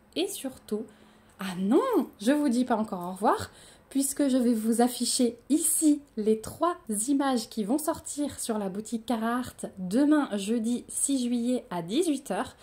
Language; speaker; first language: French; native; French